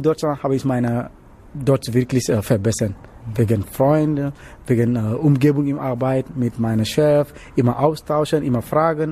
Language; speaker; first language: German; non-native, learner; Wolof